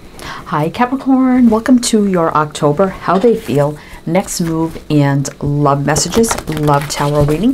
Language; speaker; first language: English; native; English